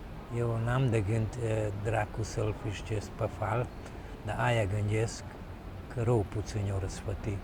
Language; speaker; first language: Romanian; early bilingual, heritage; Romanian